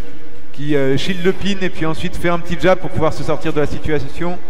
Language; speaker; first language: French; native; French